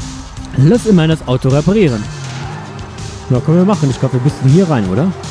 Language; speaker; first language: German; native; German